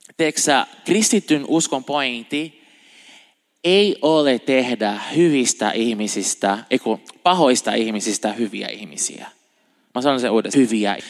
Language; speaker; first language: Finnish; non-native, fluent; Portuguese